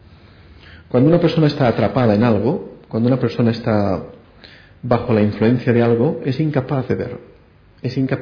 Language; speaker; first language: Spanish; native; Spanish